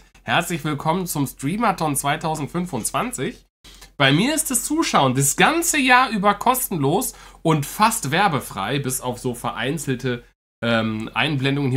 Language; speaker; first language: German; native; German